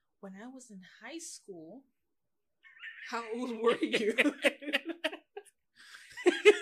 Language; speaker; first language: English; non-native, local second language; Yoruba